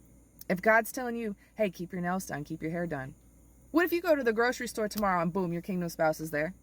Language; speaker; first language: English; native; English